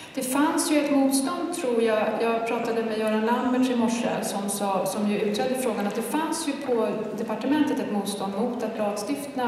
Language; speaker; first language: Swedish; native; Swedish